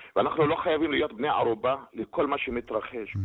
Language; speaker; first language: Hebrew; native; Hebrew